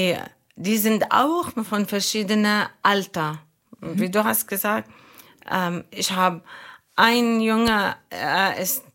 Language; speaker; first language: German; non-native, fluent; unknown